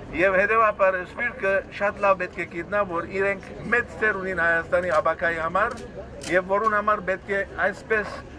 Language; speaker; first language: Armenian; early bilingual, heritage; Armenian